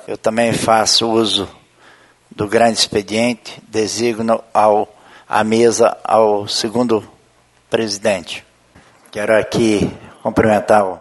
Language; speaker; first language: Portuguese; native; Portuguese